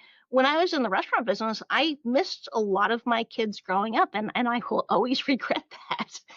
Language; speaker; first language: English; native; English